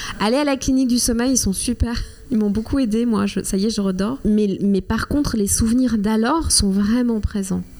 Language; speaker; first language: French; non-native, local second language; Kinyarwanda